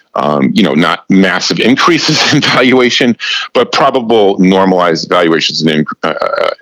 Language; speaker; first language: English; native; English